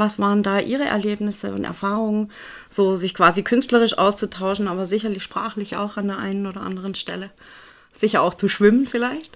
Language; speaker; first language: German; native; German